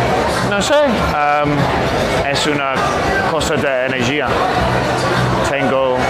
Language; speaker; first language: Spanish; non-native, learner; English